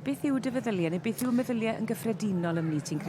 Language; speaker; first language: Welsh; native; Welsh